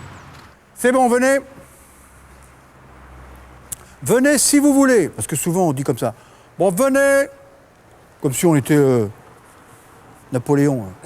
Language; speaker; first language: French; native; French